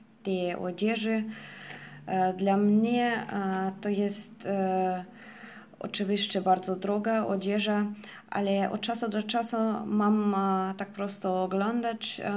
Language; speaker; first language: Polish; non-native, learner; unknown